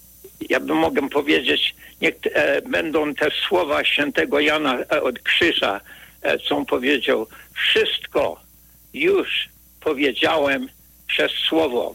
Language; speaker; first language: Polish; early bilingual, heritage; Polish